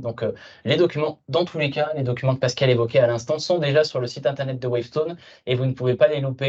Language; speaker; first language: French; native; French